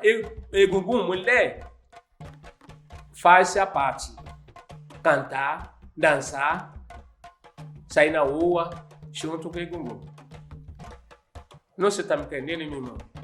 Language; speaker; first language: Portuguese; non-native, learner; Yoruba